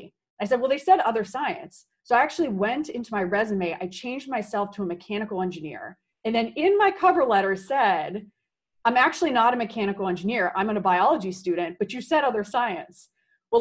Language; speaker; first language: English; native; English